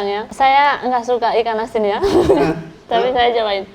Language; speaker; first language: Indonesian; non-native, fluent; Spanish